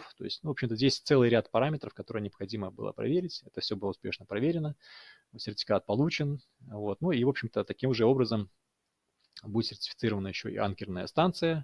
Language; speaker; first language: Russian; native; Russian